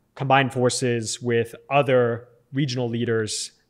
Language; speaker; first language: English; native; English